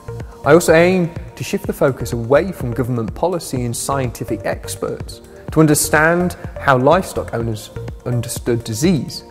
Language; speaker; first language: English; native; English